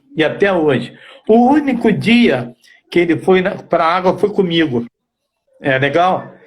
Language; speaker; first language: Portuguese; native; Portuguese